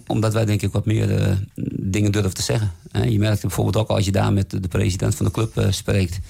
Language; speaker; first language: Dutch; native; Dutch